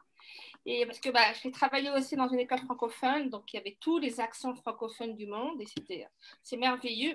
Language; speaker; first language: French; native; French